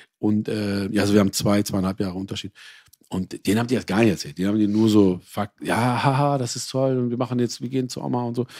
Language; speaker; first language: German; early bilingual, other home language; Persian